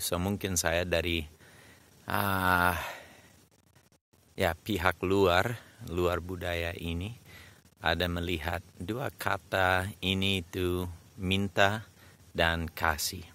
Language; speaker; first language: Indonesian; non-native, fluent; English